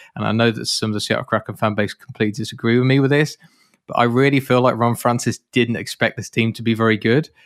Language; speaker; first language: English; native; English